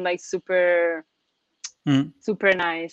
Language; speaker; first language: English; non-native, fluent; Italian